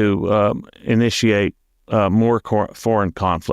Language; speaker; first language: English; native; English